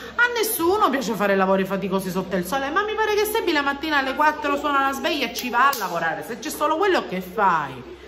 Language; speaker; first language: Italian; early bilingual, other home language; English